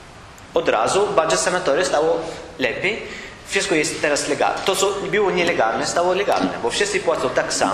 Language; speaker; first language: Polish; non-native, learner; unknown